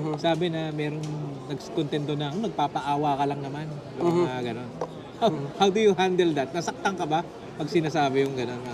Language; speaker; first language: Filipino; non-native, local second language; Pampanga